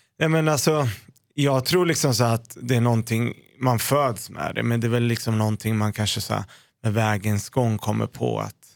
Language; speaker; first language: Swedish; early bilingual, other home language; Arabic